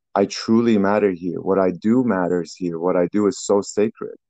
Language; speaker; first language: English; early bilingual, other home language; Persian